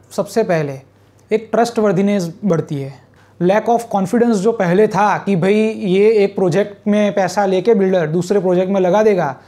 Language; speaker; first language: Hindi; non-native, local second language; Gujarati